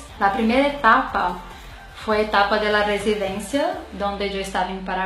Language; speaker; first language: Portuguese; non-native, fluent; Spanish